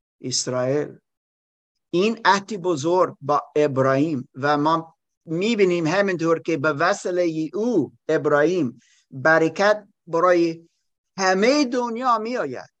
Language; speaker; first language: Persian; non-native, learner; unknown